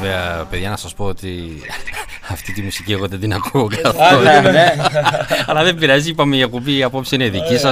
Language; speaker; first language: Greek; native; Greek